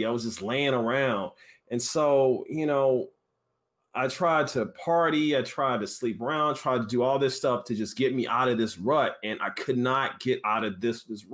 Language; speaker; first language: English; native; English